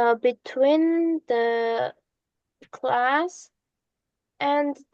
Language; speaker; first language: English; non-native, learner; Korean